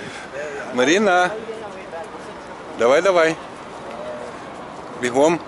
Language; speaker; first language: Russian; native; Russian